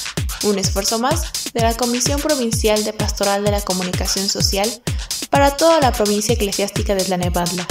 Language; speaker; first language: Spanish; native; Spanish